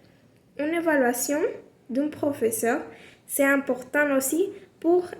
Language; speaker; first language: French; non-native, learner; Spanish